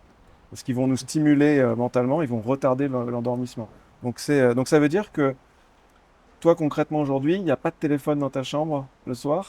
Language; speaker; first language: French; native; French